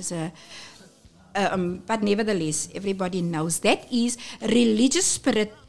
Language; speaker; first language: English; non-native, local second language; Afrikaans